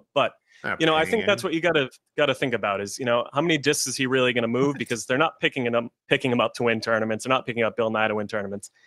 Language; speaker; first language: English; native; English